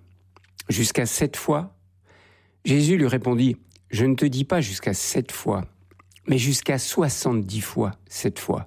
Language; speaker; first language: French; native; French